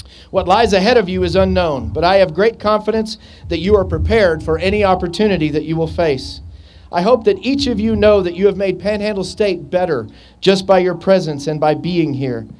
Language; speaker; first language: English; native; English